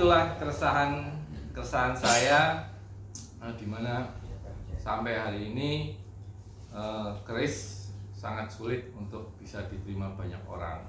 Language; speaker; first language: Indonesian; native; Indonesian